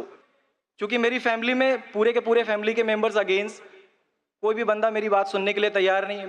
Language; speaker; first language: Hindi; native; Hindi